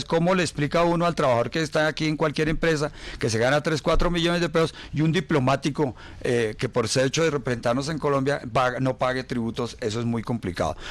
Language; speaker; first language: Spanish; native; Spanish